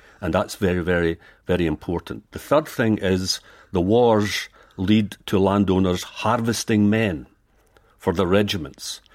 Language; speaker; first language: English; native; English